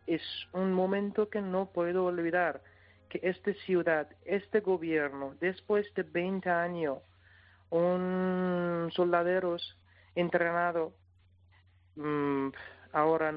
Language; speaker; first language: Spanish; non-native, learner; Persian